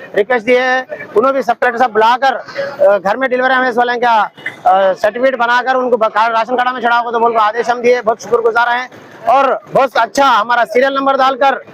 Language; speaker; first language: Hindi; non-native, local second language; Telugu